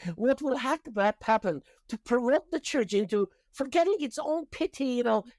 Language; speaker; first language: English; non-native, fluent; Persian